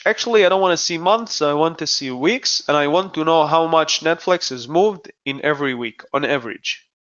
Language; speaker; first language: English; non-native, fluent; Hebrew